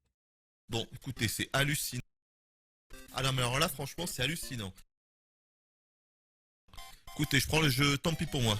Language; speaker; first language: French; native; French